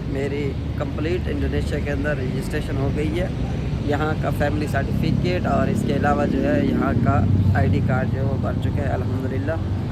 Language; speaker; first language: Urdu; non-native, local second language; Punjabi